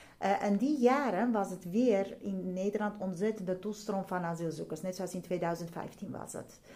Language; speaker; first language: Dutch; non-native, fluent; Armenian